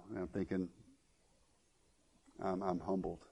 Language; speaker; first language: English; native; English